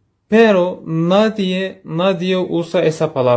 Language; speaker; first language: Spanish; non-native, learner; Turkish